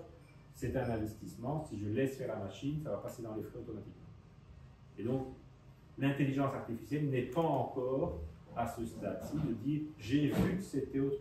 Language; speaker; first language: French; native; French